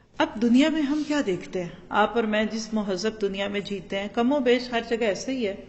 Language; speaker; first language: Urdu; non-native, local second language; Punjabi